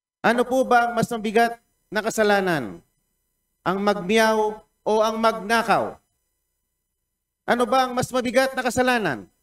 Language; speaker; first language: Filipino; native; Filipino